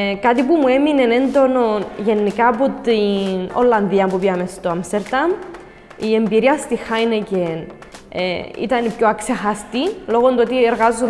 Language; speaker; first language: Greek; native; Greek